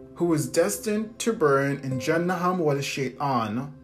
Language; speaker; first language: English; native; English